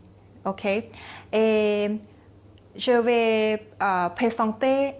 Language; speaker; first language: French; non-native, learner; Thai